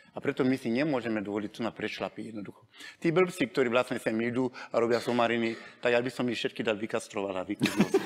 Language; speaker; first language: Slovak; non-native, fluent; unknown